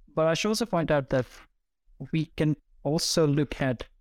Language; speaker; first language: English; non-native, local second language; Hindi